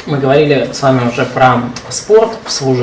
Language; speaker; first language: Russian; native; Russian